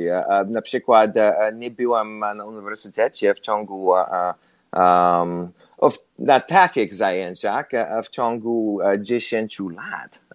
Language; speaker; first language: Polish; non-native, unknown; English